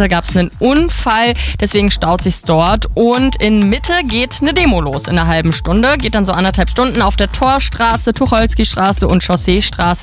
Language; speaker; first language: German; native; German